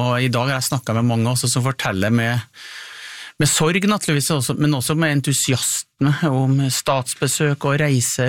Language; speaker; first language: Norwegian; native; Norwegian